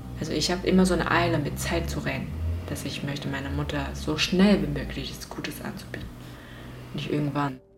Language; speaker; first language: German; non-native, fluent; Chinese